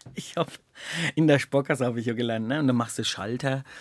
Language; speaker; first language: German; native; German